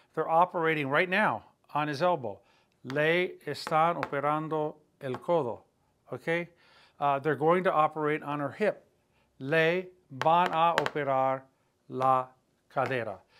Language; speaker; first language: English; native; English